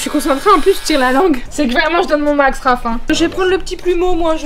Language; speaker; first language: French; native; French